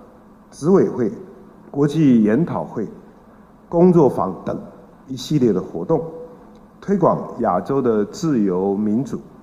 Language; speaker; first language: Chinese; native; Chinese